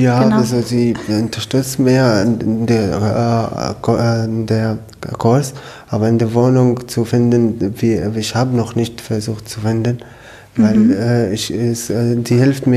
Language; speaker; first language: German; non-native, learner; Arabic